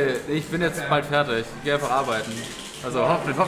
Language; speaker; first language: German; native; German